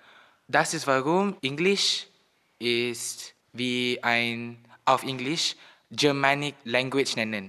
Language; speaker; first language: German; non-native, learner; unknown